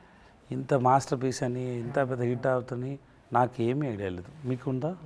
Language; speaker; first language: Telugu; non-native, learner; Tamil